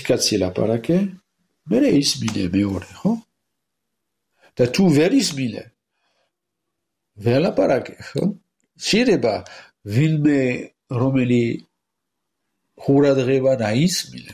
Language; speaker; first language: Georgian; non-native, learner; French